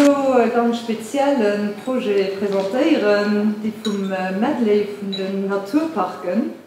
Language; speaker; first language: German; non-native, local second language; Luxembourgish